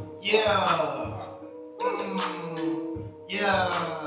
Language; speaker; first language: English; native; English